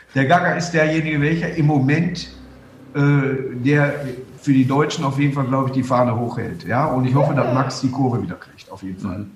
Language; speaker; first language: German; native; German